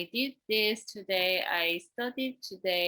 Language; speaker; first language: English; non-native, fluent; Korean